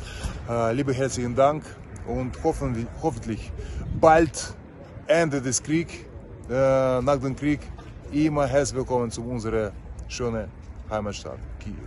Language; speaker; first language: German; non-native, fluent; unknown